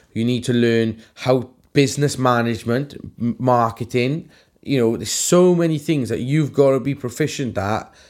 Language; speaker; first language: English; native; English